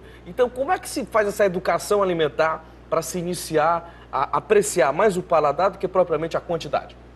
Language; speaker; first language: Portuguese; native; Portuguese